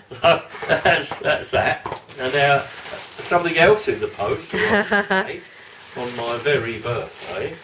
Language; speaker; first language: English; native; English